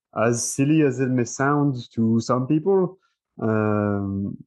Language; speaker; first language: English; non-native, fluent; French